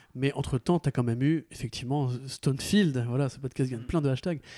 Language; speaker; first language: French; native; French